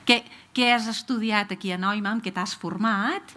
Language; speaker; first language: Catalan; native; Catalan